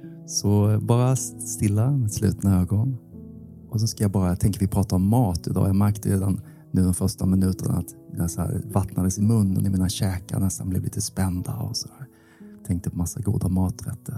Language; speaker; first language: Swedish; native; Swedish